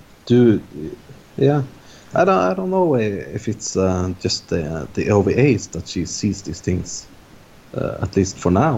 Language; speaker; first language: English; non-native, fluent; Norwegian